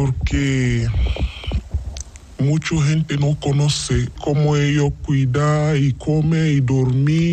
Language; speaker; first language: Spanish; non-native, learner; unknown